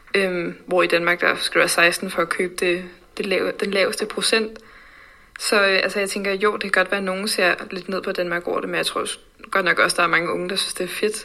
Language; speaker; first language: Danish; native; Danish